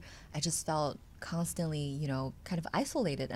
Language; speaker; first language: English; non-native, fluent; Chinese